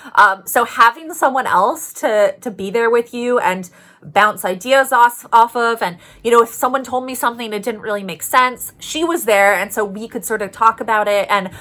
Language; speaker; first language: English; native; English